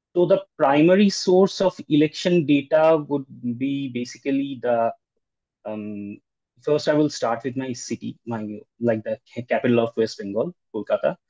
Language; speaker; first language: English; non-native, local second language; Bangla